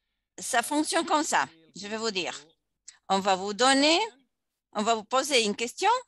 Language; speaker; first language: French; non-native, fluent; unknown